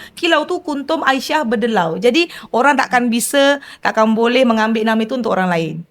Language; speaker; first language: Malay; native; Malay